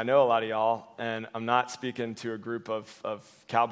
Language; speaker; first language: English; native; English